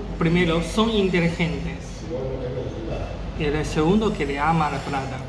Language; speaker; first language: Spanish; non-native, learner; Chinese